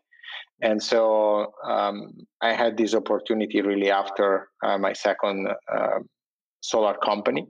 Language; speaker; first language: English; non-native, fluent; Italian